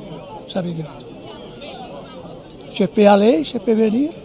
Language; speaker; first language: French; non-native, fluent; Spanish